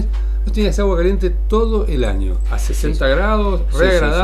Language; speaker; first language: Spanish; native; Spanish